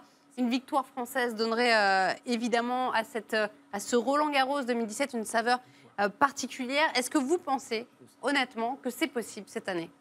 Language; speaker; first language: French; native; French